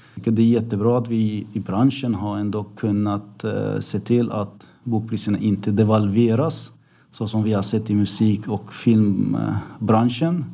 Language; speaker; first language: Swedish; early bilingual, other home language; Arabic